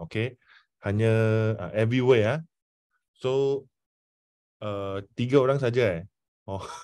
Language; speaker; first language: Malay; non-native, local second language; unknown